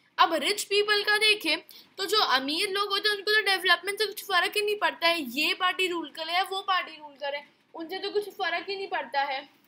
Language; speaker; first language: Hindi; native; Hindi